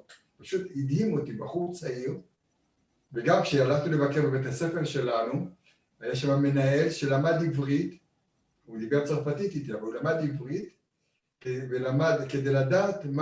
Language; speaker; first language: Hebrew; early bilingual, other home language; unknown